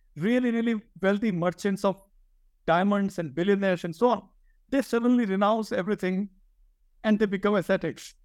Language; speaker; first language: English; non-native, local second language; Hindi